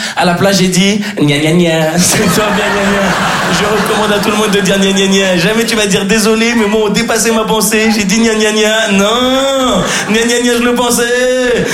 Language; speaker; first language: French; native; French